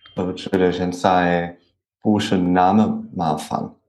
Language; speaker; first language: Chinese; non-native, learner; German